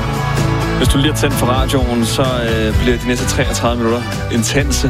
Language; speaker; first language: Danish; native; Danish